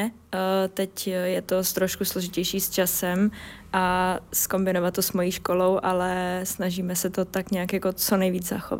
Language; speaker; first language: Czech; native; Czech